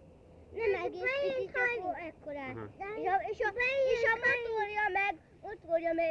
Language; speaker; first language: Hungarian; early bilingual, heritage; Hungarian